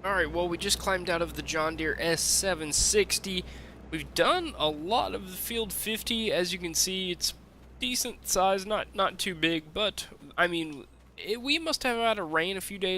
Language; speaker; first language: English; native; English